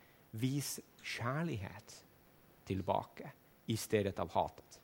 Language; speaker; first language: Swedish; non-native, learner; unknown